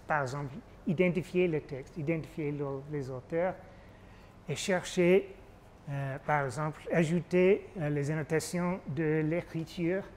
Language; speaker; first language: French; non-native, fluent; English